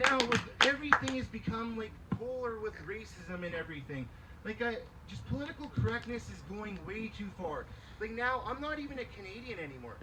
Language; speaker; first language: English; early bilingual, other home language; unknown